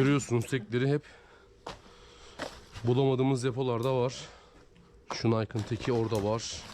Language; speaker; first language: Turkish; native; Turkish